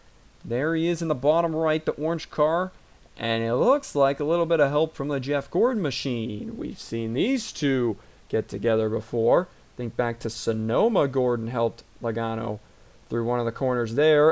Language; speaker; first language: English; native; English